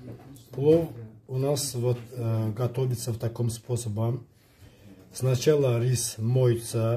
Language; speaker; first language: Russian; non-native, learner; Azerbaijani